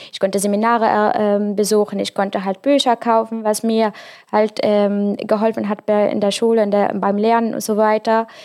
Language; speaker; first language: German; non-native, fluent; Arabic